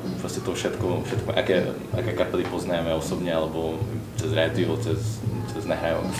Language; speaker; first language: Slovak; non-native, local second language; Hungarian